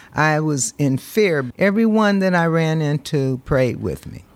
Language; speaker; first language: English; native; English